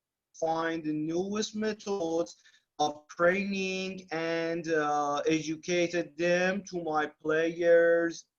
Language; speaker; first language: English; non-native, learner; Persian